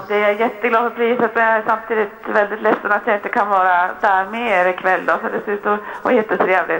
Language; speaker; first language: Swedish; native; Swedish